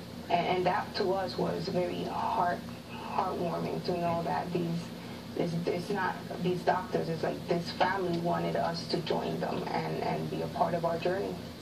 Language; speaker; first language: English; early bilingual, other home language; Spanish